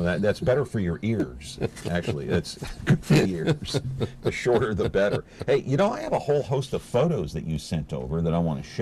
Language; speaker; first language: English; native; English